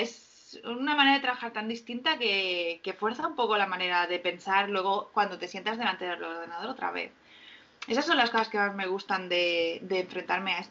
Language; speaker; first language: Spanish; native; Spanish